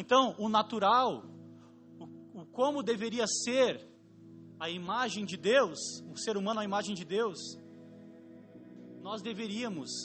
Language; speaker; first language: Portuguese; native; Portuguese